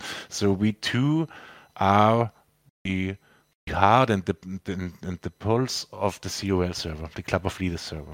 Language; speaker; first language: English; non-native, fluent; German